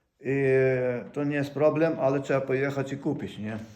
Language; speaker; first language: Polish; non-native, fluent; Ukrainian